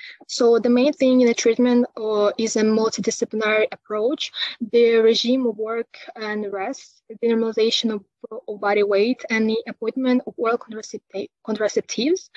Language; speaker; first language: English; non-native, fluent; Ukrainian